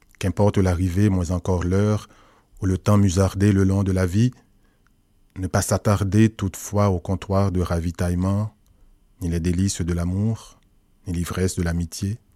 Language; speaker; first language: French; non-native, local second language; Haitian Creole